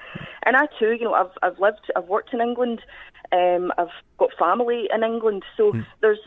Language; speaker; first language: English; native; English